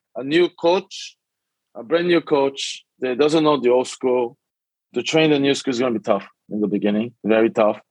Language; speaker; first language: English; early bilingual, other home language; Korean